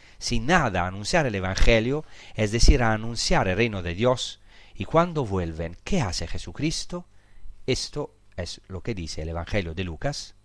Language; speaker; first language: Spanish; non-native, fluent; Italian